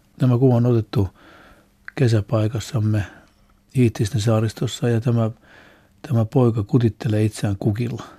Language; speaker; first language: Finnish; non-native, local second language; Swedish